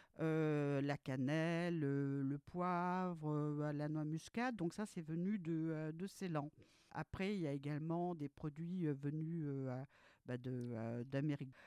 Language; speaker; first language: French; early bilingual, other home language; Portuguese